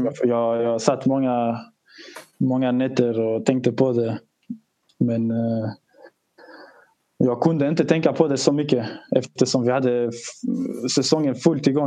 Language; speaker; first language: Swedish; early bilingual, other home language; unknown